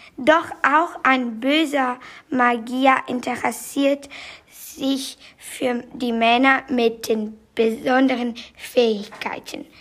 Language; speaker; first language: German; non-native, learner; Portuguese